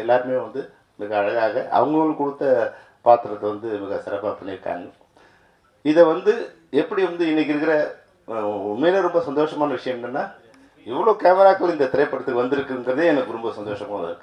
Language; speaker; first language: Tamil; native; Tamil